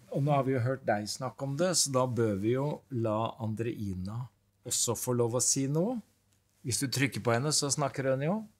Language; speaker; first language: Norwegian; native; Norwegian